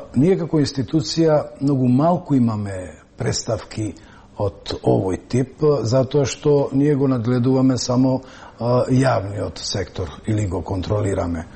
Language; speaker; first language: Macedonian; non-native, local second language; Albanian